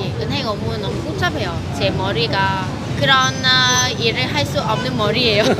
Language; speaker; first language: Korean; non-native, fluent; Vietnamese